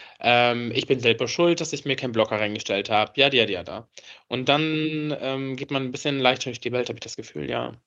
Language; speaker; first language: German; early bilingual, other home language; Arabic